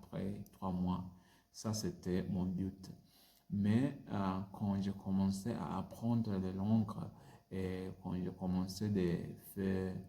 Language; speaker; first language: French; non-native, learner; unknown